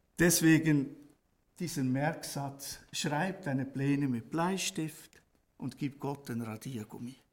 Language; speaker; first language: German; native; German